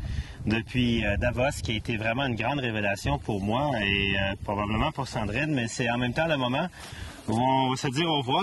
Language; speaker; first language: French; native; French